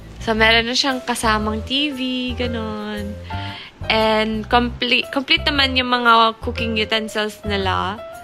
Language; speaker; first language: Filipino; native; Filipino